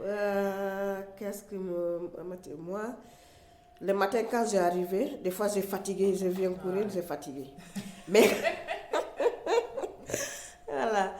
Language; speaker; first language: French; non-native, learner; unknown